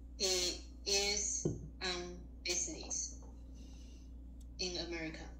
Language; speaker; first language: English; non-native, learner; Chinese